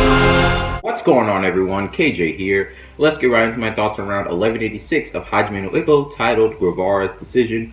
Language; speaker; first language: English; native; English